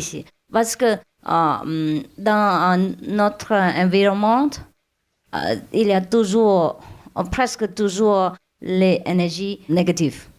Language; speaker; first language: French; non-native, learner; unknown